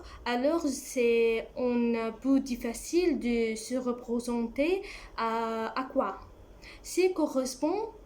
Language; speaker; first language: French; non-native, learner; Arabic